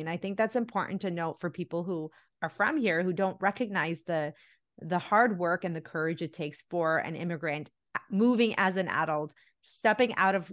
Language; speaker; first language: English; early bilingual, other home language; Tamil